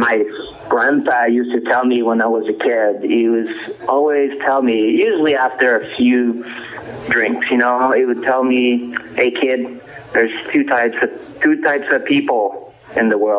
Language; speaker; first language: English; non-native, fluent; French